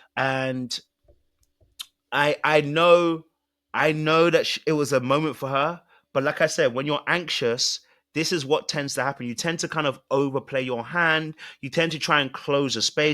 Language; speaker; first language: English; native; English